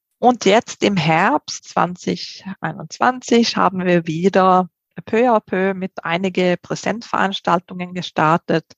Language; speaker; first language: German; non-native, fluent; Swedish